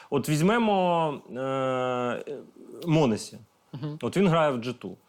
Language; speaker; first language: Ukrainian; non-native, local second language; Russian